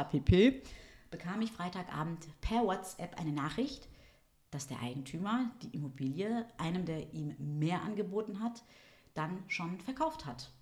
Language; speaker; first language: German; early bilingual, other home language; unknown